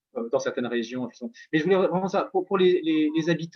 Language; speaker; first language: French; native; French